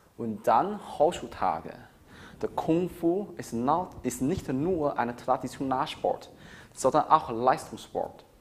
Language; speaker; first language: German; non-native, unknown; Chinese